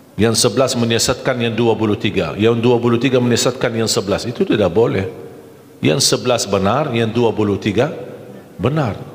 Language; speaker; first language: Malay; non-native, fluent; Arabic